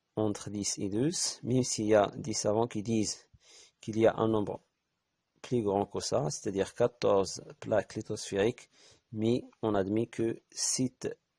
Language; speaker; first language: French; non-native, local second language; Arabic